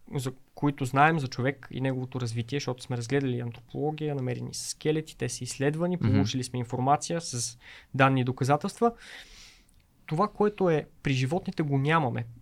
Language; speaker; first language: Bulgarian; native; Bulgarian